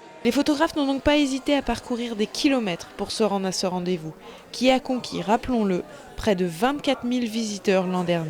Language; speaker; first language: French; native; French